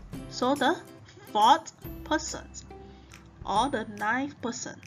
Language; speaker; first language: English; non-native, local second language; Chinese